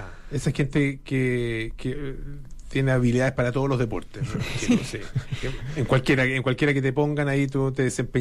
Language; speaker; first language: Spanish; native; Spanish